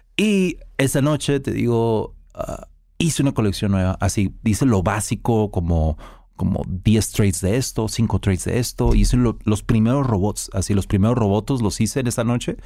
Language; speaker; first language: Spanish; native; Spanish